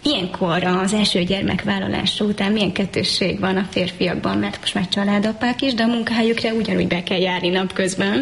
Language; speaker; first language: Hungarian; native; Hungarian